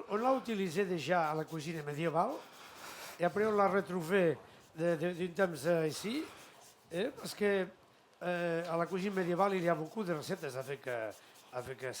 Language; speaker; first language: French; non-native, learner; Catalan